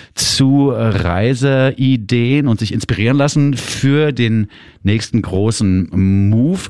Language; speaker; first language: German; native; German